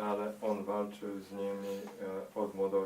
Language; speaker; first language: Polish; early bilingual, heritage; Polish